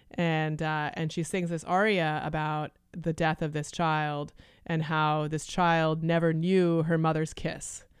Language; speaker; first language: English; early bilingual, other home language; Lithuanian